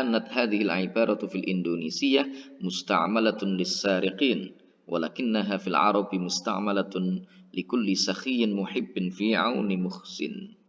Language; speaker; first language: Arabic; non-native, fluent; Indonesian